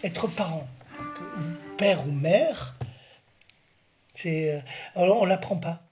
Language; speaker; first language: French; native; French